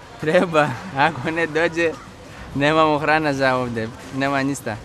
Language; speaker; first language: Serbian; non-native, learner; Greek